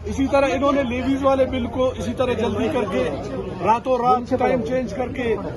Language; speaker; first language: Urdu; non-native, local second language; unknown